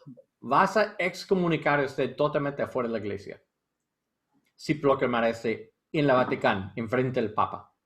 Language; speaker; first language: Spanish; non-native, learner; English